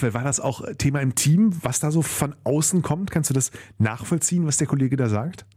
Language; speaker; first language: German; native; German